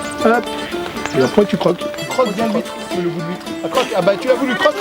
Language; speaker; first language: French; native; French